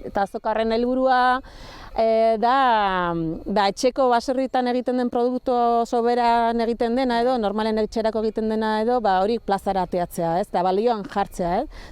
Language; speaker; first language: Basque; native; Basque